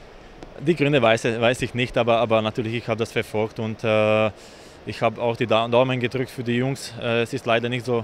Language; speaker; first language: German; non-native, fluent; Slovak